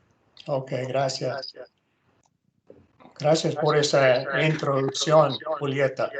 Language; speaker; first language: Spanish; non-native, fluent; English